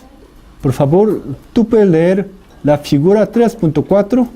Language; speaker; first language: Spanish; non-native, fluent; Korean